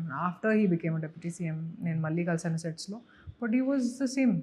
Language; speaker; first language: Telugu; non-native, fluent; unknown